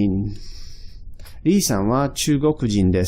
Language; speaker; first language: Japanese; non-native, fluent; English